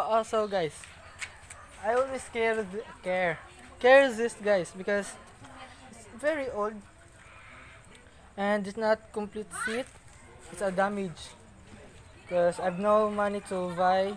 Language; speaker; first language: English; non-native, learner; Filipino